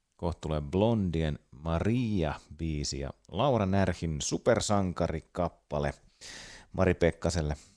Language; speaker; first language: Finnish; native; Finnish